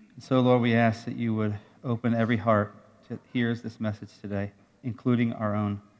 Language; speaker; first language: English; native; English